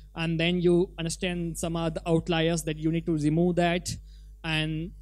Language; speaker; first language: English; non-native, local second language; Gujarati